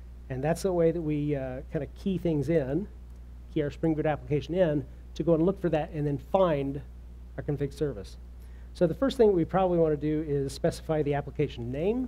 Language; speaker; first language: English; native; English